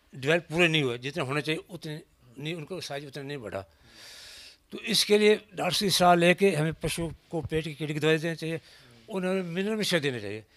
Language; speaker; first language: Hindi; native; Hindi